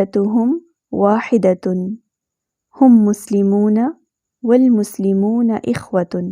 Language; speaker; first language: Arabic; non-native, fluent; Urdu